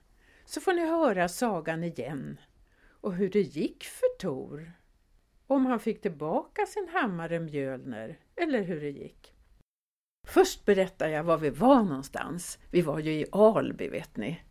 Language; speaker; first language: Swedish; native; Swedish